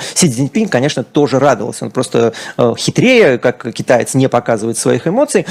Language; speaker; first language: Russian; native; Russian